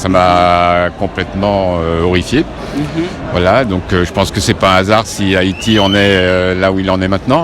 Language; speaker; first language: French; native; French